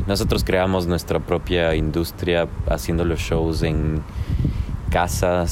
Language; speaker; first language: Spanish; native; Spanish